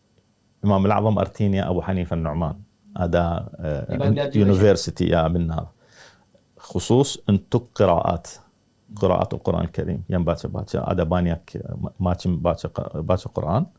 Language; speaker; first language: Indonesian; non-native, learner; Arabic